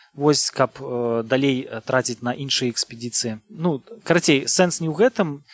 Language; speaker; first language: Belarusian; native; Belarusian